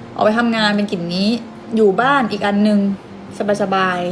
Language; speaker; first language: Thai; native; Thai